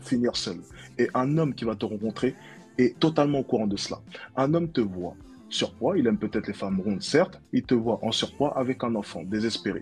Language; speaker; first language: French; native; French